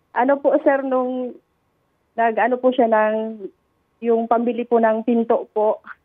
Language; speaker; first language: Filipino; non-native, local second language; Bikol